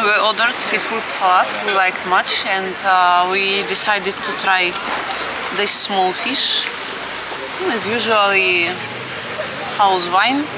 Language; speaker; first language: English; non-native, fluent; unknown